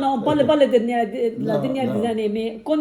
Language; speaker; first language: French; non-native, fluent; Arabic